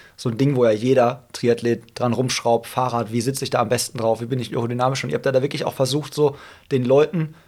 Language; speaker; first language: German; native; German